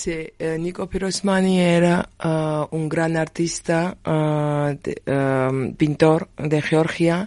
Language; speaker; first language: Spanish; non-native, learner; Georgian